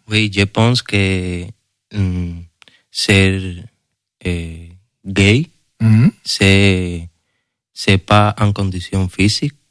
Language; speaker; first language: French; non-native, learner; Spanish